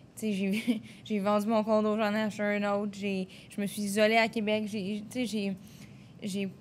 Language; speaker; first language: French; native; French